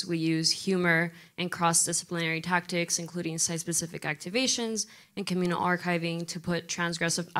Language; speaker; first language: English; native; English